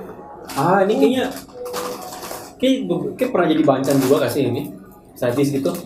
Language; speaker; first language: Indonesian; native; Indonesian